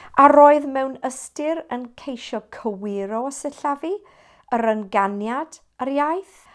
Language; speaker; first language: Welsh; non-native, local second language; English